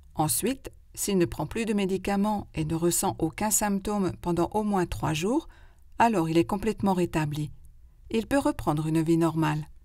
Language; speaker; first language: French; native; French